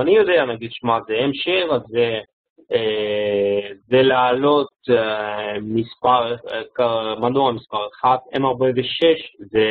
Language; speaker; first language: Hebrew; non-native, fluent; Russian